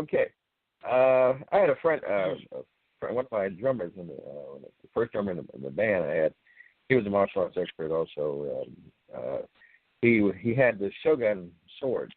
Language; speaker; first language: English; native; English